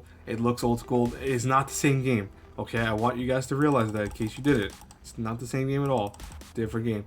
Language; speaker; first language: English; native; English